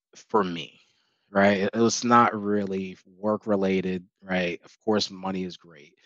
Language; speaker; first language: English; native; English